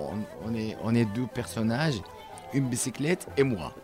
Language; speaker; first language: French; non-native, learner; Arabic